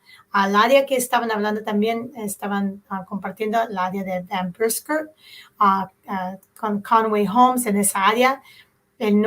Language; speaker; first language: Spanish; early bilingual, heritage; Spanish